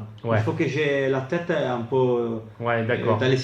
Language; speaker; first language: French; non-native, fluent; Italian